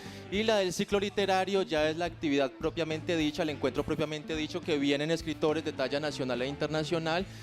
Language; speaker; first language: Spanish; native; Spanish